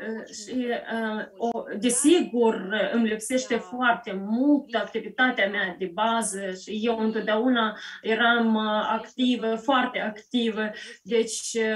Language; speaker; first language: Romanian; early bilingual, heritage; Romanian